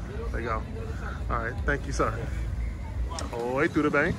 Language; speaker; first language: English; native; English